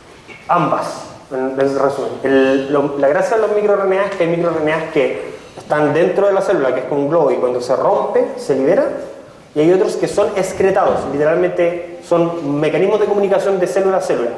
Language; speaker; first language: Spanish; native; Spanish